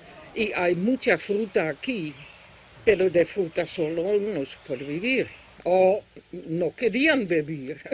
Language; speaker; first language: Spanish; non-native, fluent; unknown